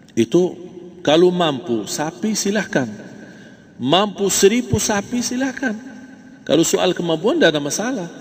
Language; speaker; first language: Malay; non-native, fluent; Arabic